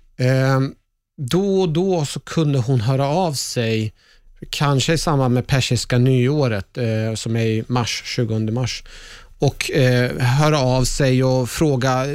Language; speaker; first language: Swedish; early bilingual, other home language; Persian